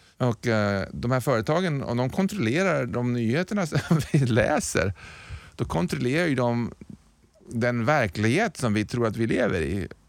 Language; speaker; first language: Swedish; native; Swedish